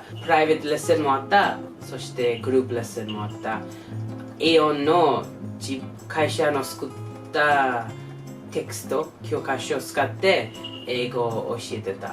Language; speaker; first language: Japanese; non-native, learner; English